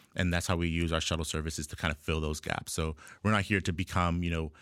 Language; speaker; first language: English; native; English